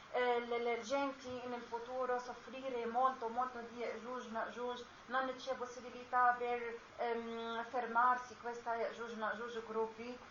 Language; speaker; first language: Italian; non-native, learner; Arabic